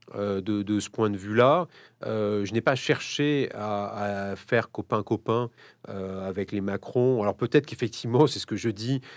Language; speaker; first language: French; native; French